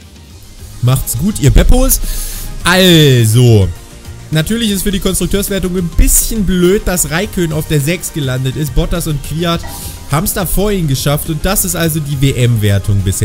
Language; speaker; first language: German; native; German